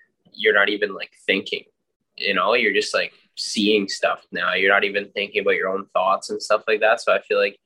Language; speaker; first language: English; native; English